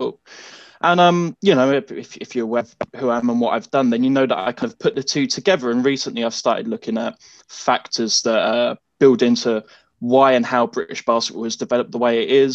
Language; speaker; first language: English; native; English